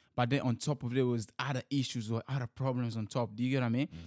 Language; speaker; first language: English; early bilingual, other home language; Lingala